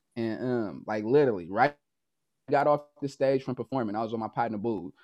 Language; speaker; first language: English; native; English